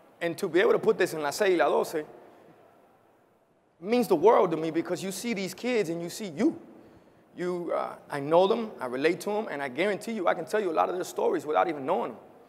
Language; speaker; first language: English; early bilingual, other home language; Spanish